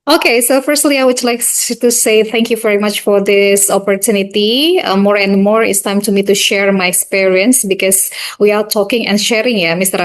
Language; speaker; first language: English; non-native, fluent; Indonesian